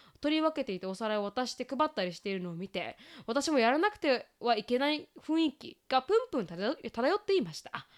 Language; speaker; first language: Japanese; native; Japanese